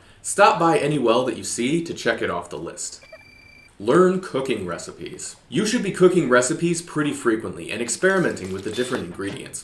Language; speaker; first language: English; native; English